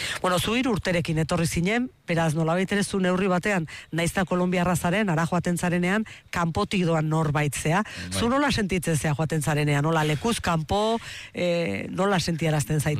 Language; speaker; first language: Basque; native; Basque